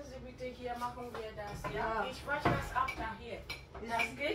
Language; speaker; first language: German; non-native, learner; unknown